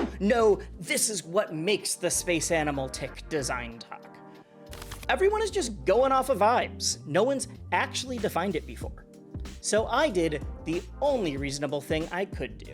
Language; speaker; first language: English; native; English